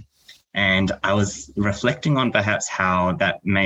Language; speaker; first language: English; native; English